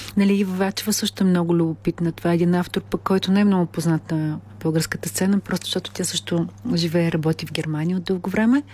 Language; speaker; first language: Bulgarian; native; Bulgarian